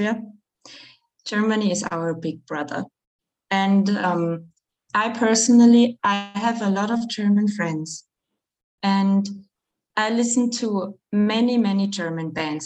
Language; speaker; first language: English; non-native, fluent; German